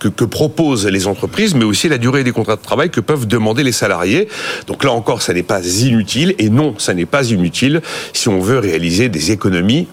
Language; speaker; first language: French; native; French